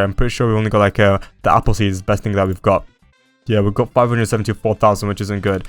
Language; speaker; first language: English; native; English